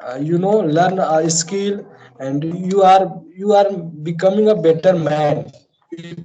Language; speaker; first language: English; non-native, learner; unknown